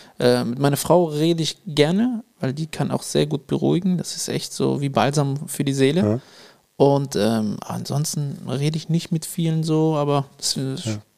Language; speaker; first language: German; early bilingual, other home language; Arabic